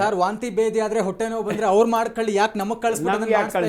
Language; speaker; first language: Kannada; native; Kannada